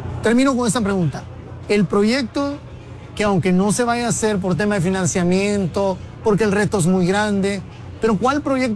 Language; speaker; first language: Spanish; native; Spanish